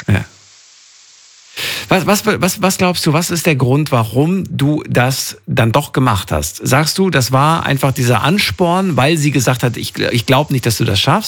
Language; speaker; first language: German; native; German